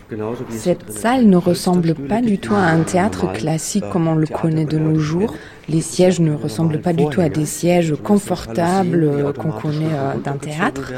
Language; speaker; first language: French; native; French